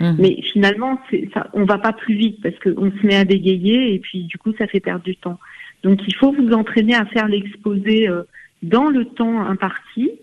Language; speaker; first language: French; native; French